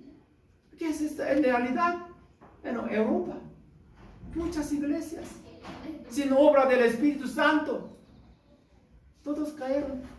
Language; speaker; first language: Spanish; non-native, learner; Korean